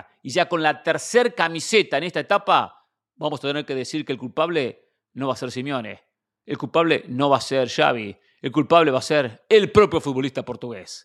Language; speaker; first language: Spanish; native; Spanish